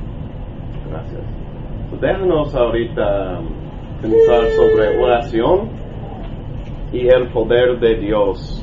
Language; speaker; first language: Spanish; non-native, learner; English